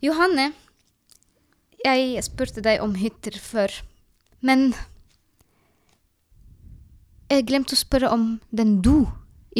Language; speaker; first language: Norwegian; non-native, learner; Arabic